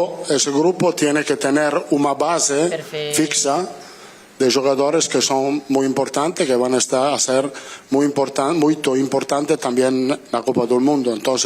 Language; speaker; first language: Portuguese; non-native, learner; Italian